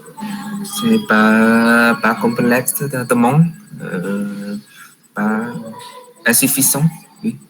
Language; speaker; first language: French; non-native, learner; Vietnamese